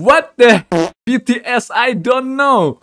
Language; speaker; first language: English; non-native, learner; Indonesian